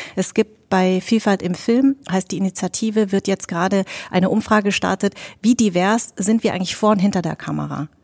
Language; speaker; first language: German; native; German